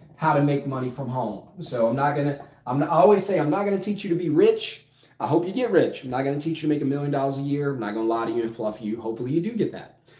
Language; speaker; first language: English; native; English